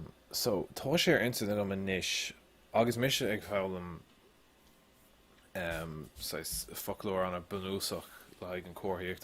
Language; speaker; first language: Irish; non-native, local second language; English